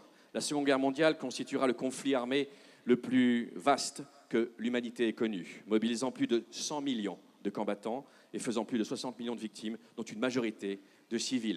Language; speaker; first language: French; native; French